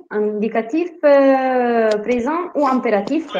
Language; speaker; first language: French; non-native, fluent; Italian